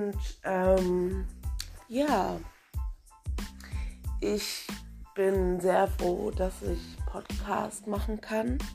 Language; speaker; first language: German; early bilingual, other home language; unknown